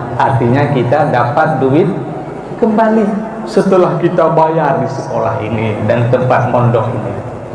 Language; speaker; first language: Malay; non-native, local second language; Achinese